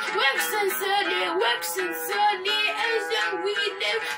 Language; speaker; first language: English; non-native, fluent; Arabic